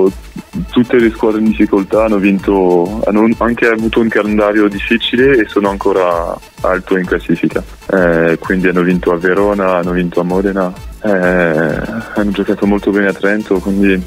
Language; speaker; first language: Italian; non-native, fluent; French